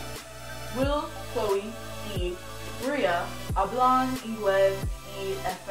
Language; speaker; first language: Spanish; non-native, learner; English